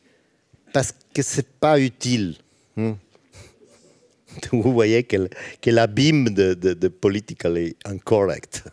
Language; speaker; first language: French; non-native, learner; Italian